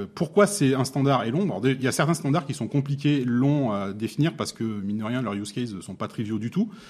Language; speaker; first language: French; native; French